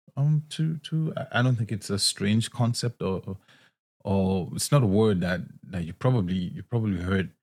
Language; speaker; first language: English; non-native, local second language; Yoruba